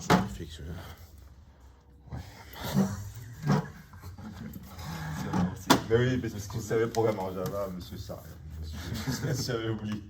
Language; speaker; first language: French; native; French